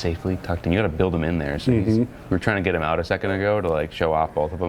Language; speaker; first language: English; native; English